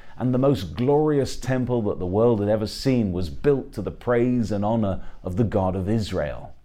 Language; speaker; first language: English; native; English